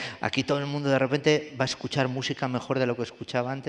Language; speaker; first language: Spanish; native; Spanish